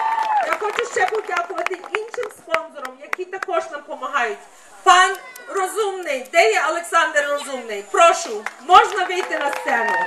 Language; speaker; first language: Ukrainian; early bilingual, heritage; Ukrainian